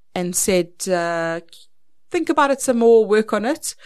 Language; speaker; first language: English; native; English